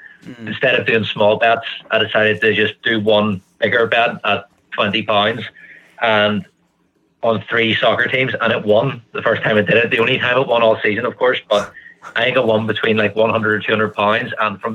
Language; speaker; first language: English; native; English